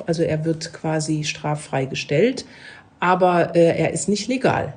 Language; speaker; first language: German; native; German